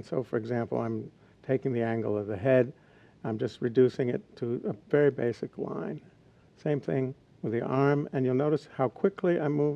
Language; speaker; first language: English; native; English